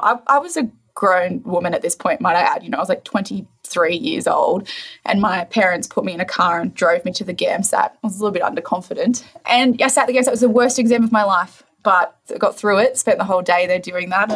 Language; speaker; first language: English; native; English